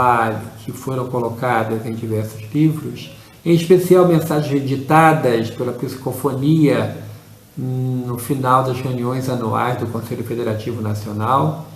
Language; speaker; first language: Portuguese; native; Portuguese